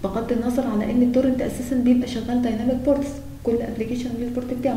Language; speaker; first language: Arabic; native; Arabic